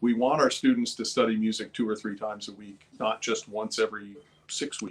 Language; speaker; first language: English; native; English